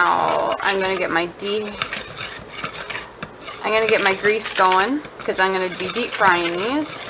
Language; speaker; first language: English; native; English